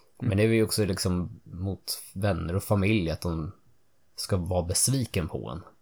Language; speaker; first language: Swedish; native; Swedish